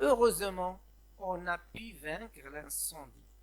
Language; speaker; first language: French; non-native, local second language; Arabic